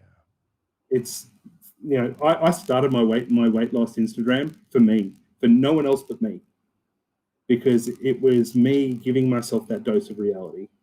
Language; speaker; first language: English; native; English